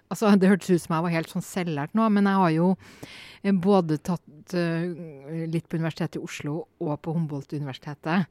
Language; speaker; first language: Norwegian; native; Norwegian